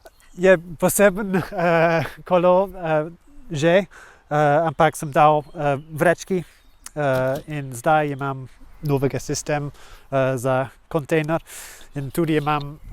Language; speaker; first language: Slovenian; non-native, learner; English